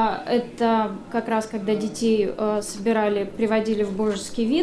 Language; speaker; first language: Russian; native; Russian